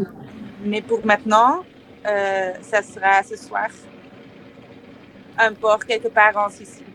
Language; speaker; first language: French; non-native, fluent; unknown